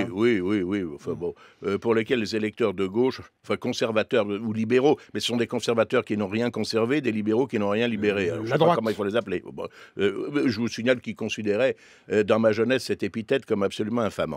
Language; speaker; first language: French; native; French